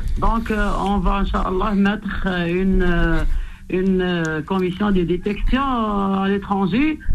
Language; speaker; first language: French; non-native, local second language; Arabic